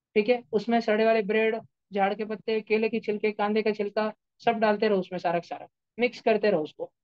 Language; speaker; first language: Hindi; non-native, local second language; Marathi